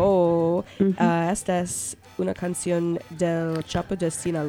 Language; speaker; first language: Spanish; non-native, learner; English